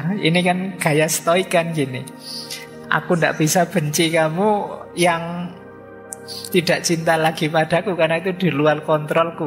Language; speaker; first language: Indonesian; native; Indonesian